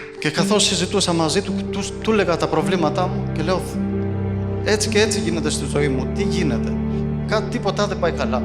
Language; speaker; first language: Greek; non-native, fluent; Albanian